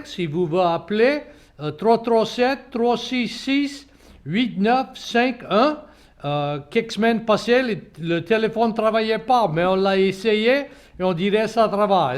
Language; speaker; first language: French; native; French